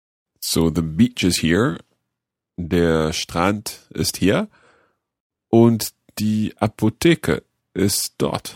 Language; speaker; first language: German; non-native, learner; English